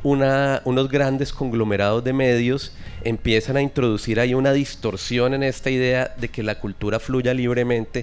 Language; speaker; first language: Spanish; native; Spanish